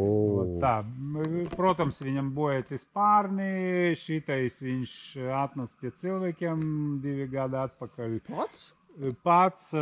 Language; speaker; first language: Latvian; non-native, local second language; Russian